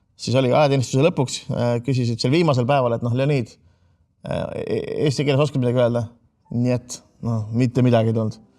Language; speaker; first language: Estonian; native; Estonian